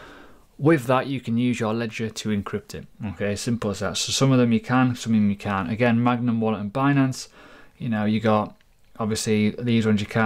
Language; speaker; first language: English; native; English